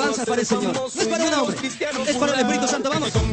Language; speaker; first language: Spanish; native; Spanish